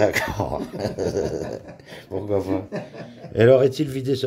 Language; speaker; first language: French; native; French